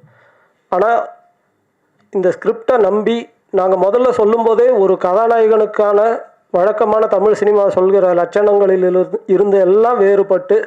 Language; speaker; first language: Tamil; native; Tamil